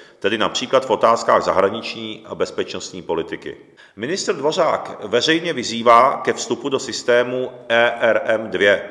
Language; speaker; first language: Czech; non-native, local second language; Japanese